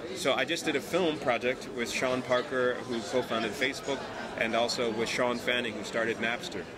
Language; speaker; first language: English; native; English